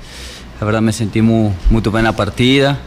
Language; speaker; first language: Portuguese; non-native, fluent; Spanish